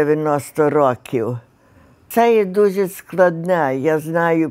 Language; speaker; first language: Ukrainian; early bilingual, heritage; Ukrainian